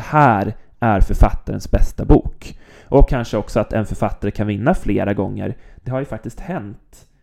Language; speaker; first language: Swedish; native; Swedish